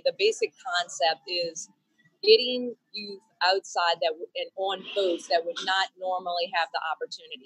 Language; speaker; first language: English; native; English